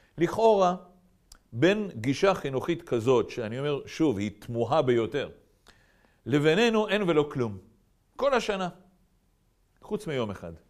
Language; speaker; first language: Hebrew; native; Hebrew